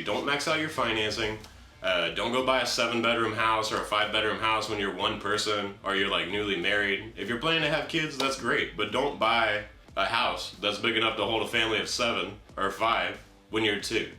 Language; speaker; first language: English; native; English